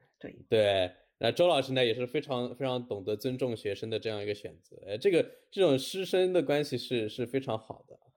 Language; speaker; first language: Chinese; native; Chinese